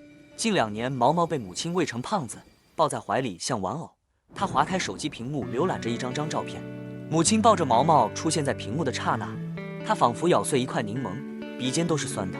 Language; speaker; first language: Chinese; native; Chinese